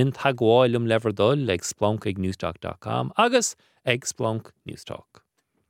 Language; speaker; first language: Irish; native; Irish